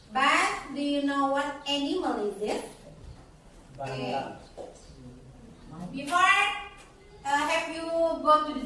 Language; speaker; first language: English; non-native, learner; Indonesian